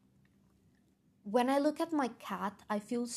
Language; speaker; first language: English; non-native, fluent; Spanish